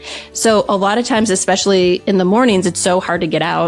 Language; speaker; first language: English; native; English